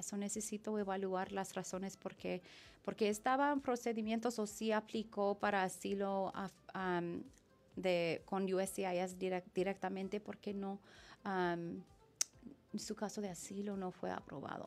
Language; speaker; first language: Spanish; non-native, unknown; English